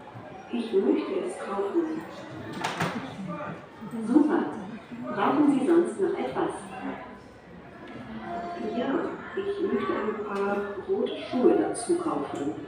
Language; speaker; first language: German; non-native, learner; Indonesian